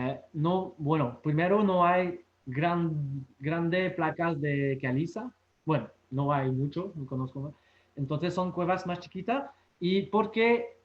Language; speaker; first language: Spanish; non-native, fluent; French